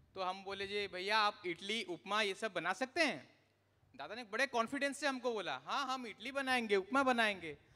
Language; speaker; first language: Hindi; non-native, local second language; Odia